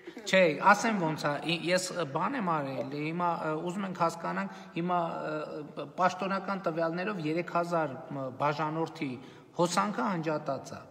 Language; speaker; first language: Armenian; native; Armenian